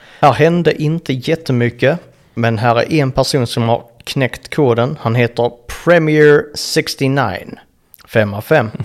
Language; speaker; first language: Swedish; native; Swedish